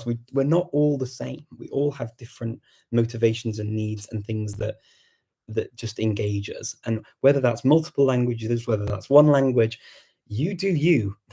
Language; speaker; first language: English; native; English